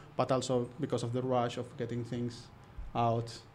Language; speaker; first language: English; non-native, fluent; Spanish